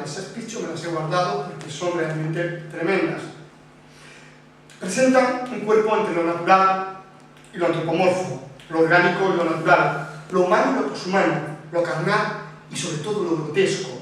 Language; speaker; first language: Spanish; native; Spanish